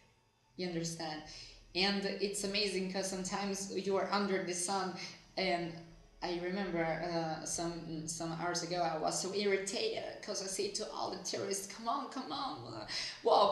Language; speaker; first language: English; non-native, fluent; Portuguese